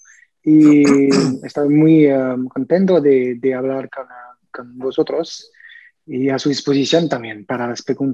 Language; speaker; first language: Spanish; non-native, learner; French